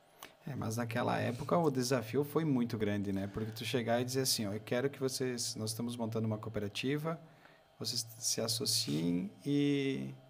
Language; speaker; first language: Portuguese; native; Portuguese